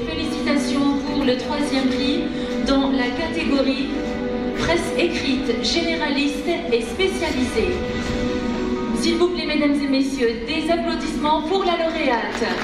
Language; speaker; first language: French; non-native, local second language; Arabic